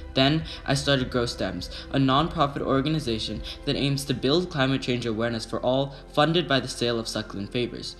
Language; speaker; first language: English; native; English